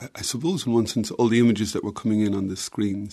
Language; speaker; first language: English; native; English